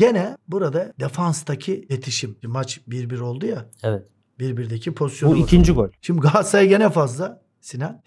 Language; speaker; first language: Turkish; native; Turkish